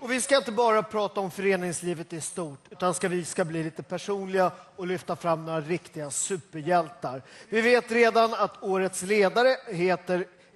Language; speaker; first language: Swedish; native; Swedish